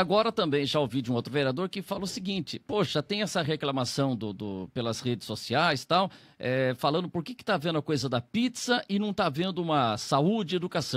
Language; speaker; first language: Portuguese; native; Portuguese